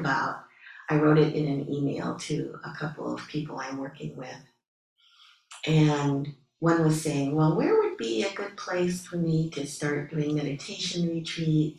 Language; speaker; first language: English; native; English